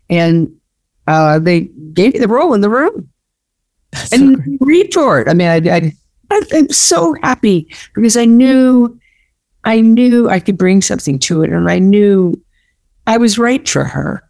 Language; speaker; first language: English; native; English